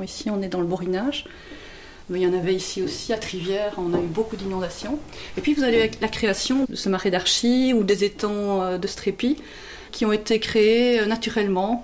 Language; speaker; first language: French; native; French